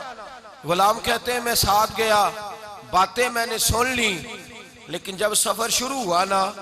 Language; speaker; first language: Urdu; non-native, local second language; Punjabi